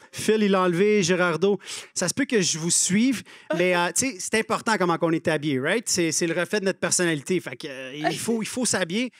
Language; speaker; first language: French; native; French